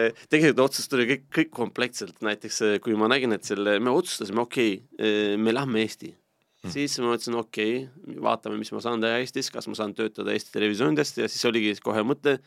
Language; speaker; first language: Estonian; non-native, fluent; Turkish